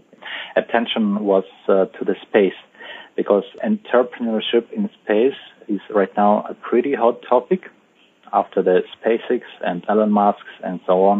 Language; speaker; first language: English; non-native, fluent; Uzbek